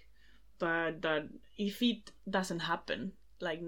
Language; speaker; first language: English; non-native, fluent; Spanish